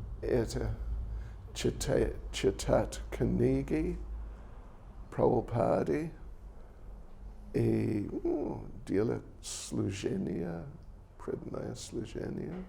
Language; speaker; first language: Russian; non-native, learner; English